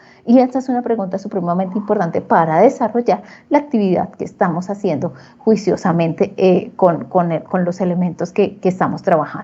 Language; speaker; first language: Spanish; native; Spanish